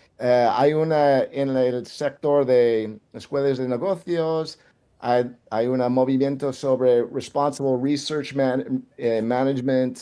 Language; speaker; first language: Spanish; non-native, fluent; English